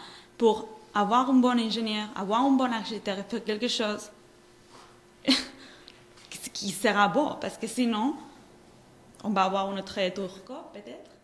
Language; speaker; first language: French; non-native, fluent; Spanish